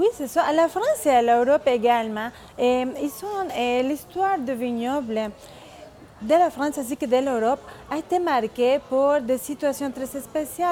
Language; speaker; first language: French; non-native, fluent; Spanish